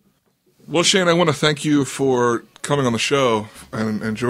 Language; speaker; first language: English; native; English